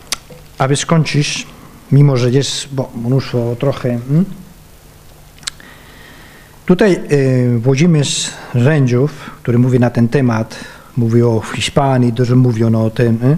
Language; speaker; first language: Polish; non-native, fluent; Spanish